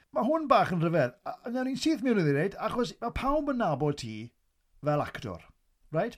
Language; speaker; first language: Welsh; native; Welsh